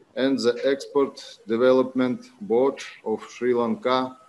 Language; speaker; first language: English; non-native, fluent; Russian